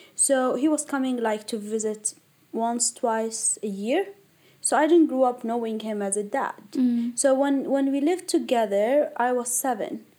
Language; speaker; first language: English; non-native, fluent; Arabic